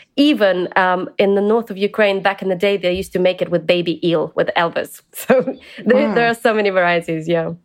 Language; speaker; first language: English; early bilingual, other home language; Ukrainian